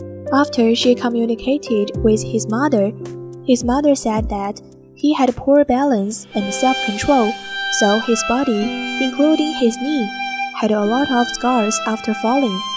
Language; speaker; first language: English; non-native, learner; Chinese